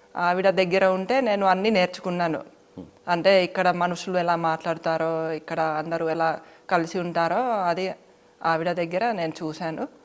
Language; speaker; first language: Telugu; non-native, fluent; Finnish